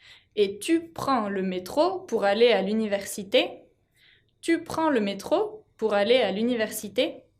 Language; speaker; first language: French; non-native, fluent; Spanish